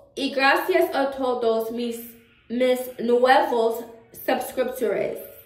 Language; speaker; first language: Spanish; non-native, learner; English